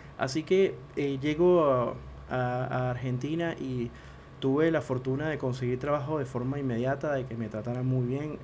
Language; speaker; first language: Spanish; native; Spanish